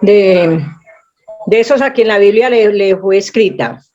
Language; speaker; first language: Spanish; native; Spanish